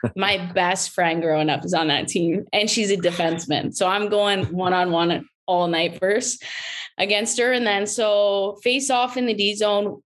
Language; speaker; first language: English; native; English